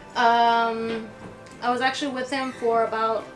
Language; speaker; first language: English; native; English